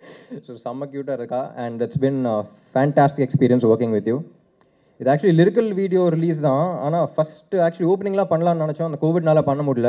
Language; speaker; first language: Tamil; non-native, local second language; Telugu